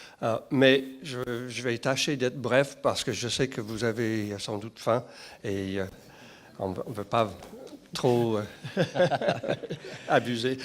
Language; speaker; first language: French; non-native, fluent; English